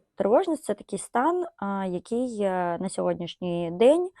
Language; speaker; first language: Ukrainian; non-native, local second language; Russian